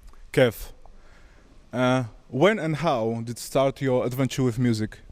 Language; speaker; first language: English; non-native, learner; Polish